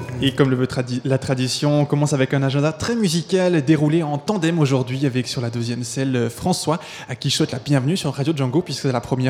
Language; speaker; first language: French; native; French